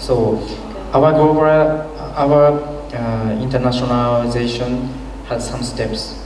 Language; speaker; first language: English; non-native, learner; Japanese